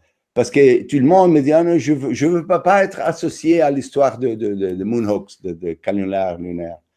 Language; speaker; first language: French; non-native, fluent; Italian